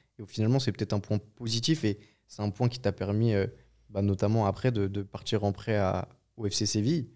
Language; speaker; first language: French; native; French